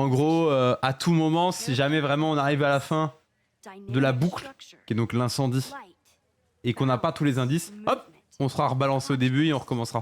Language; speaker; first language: French; native; French